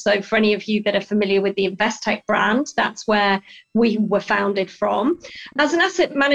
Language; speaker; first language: English; native; English